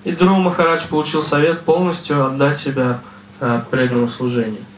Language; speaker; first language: Russian; native; Russian